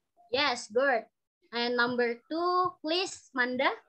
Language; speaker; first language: English; non-native, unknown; Indonesian